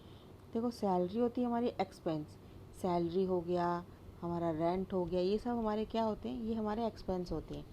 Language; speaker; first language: Hindi; native; Hindi